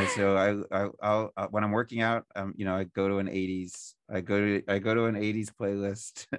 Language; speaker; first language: English; native; English